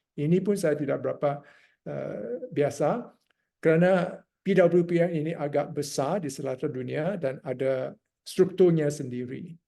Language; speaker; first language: Malay; non-native, local second language; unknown